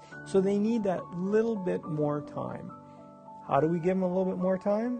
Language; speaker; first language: English; native; English